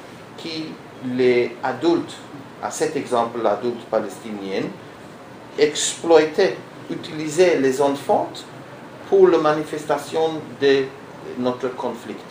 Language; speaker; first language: French; non-native, learner; Hebrew